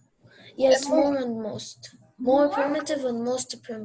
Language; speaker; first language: English; non-native, learner; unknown